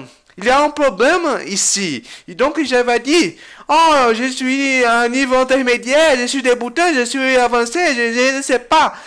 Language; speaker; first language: French; non-native, learner; Portuguese